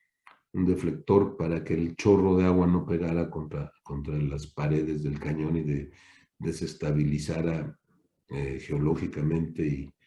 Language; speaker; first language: Spanish; native; Spanish